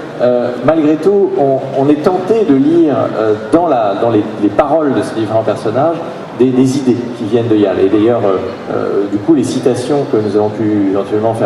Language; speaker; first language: French; native; French